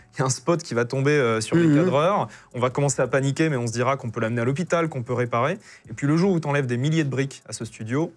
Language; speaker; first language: French; native; French